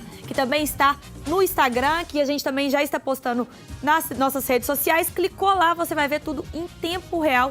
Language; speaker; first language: Portuguese; native; Portuguese